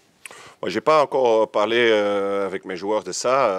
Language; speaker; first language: French; non-native, local second language; Dutch